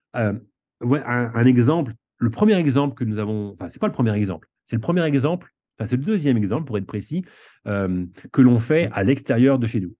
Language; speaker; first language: French; native; French